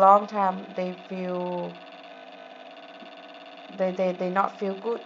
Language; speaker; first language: English; non-native, learner; Vietnamese